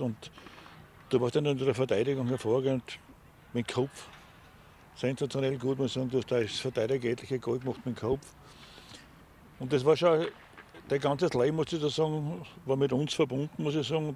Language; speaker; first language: German; native; German